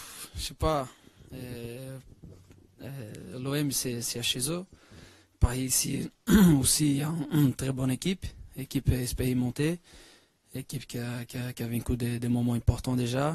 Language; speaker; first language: French; non-native, fluent; Portuguese